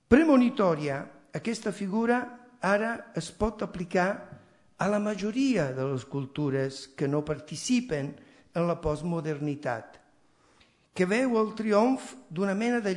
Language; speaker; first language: Catalan; non-native, fluent; Italian